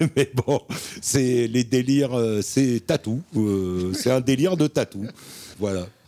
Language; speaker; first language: French; native; French